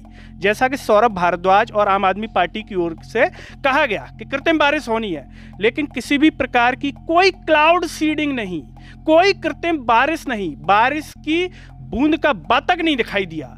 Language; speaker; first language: Hindi; native; Hindi